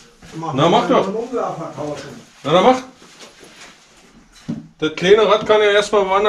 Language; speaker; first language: German; native; German